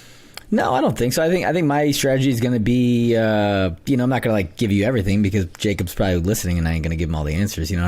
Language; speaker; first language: English; native; English